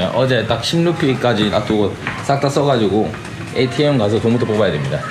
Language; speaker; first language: Korean; native; Korean